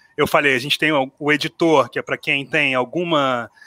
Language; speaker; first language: Portuguese; native; Portuguese